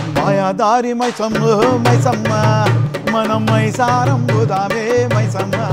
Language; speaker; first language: Telugu; non-native, local second language; Tamil